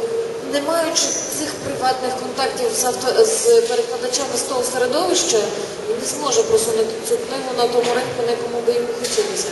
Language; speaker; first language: Ukrainian; native; Ukrainian